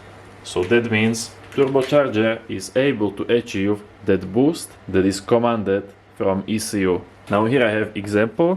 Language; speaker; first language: English; non-native, fluent; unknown